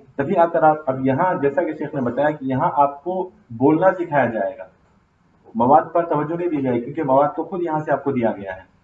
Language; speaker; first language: Urdu; native; Urdu